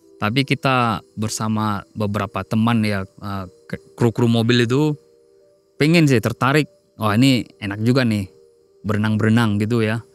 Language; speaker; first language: Indonesian; non-native, local second language; Batak Toba